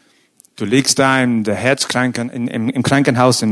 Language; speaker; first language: German; non-native, fluent; English